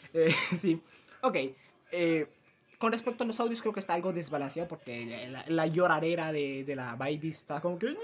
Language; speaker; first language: Spanish; native; Spanish